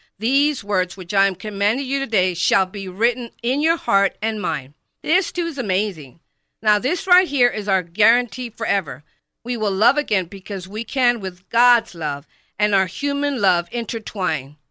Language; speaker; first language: English; native; English